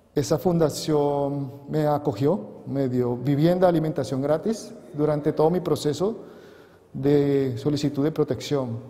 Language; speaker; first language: Spanish; native; Spanish